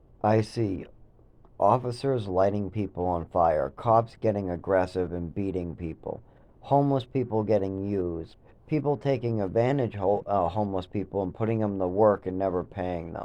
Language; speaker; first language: English; native; English